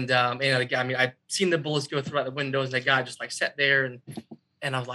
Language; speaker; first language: English; non-native, fluent; Arabic